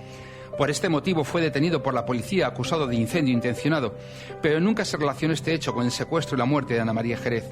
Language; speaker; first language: Spanish; native; Spanish